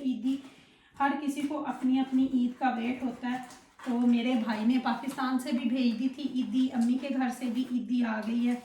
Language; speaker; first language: Urdu; native; Urdu